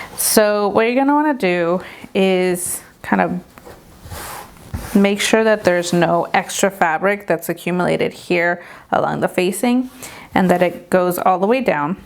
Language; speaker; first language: English; native; English